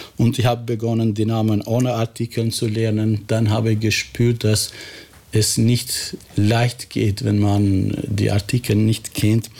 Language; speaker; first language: German; non-native, fluent; Albanian